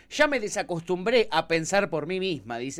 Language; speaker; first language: Spanish; native; Spanish